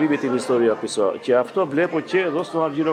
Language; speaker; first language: Greek; non-native, learner; Albanian